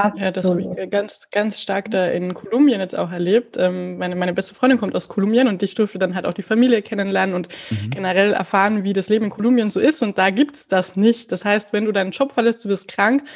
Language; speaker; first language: German; native; German